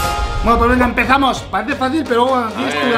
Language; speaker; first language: Spanish; native; Spanish